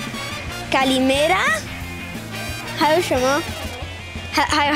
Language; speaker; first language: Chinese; non-native, learner; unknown